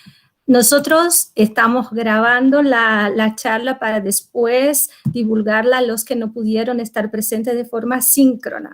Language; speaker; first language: Spanish; non-native, fluent; Portuguese